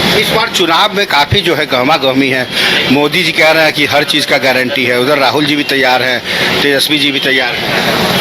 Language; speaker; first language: Hindi; native; Hindi